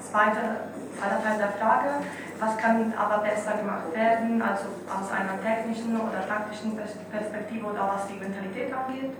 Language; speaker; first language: German; non-native, fluent; Italian